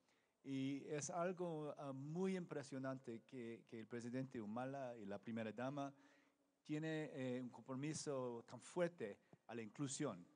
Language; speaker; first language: Spanish; non-native, learner; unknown